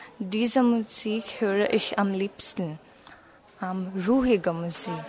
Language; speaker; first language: German; non-native, learner; Marathi